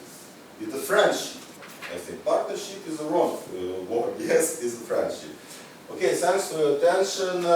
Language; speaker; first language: English; non-native, learner; Ukrainian